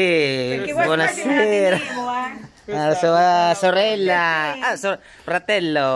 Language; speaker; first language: Italian; non-native, learner; Filipino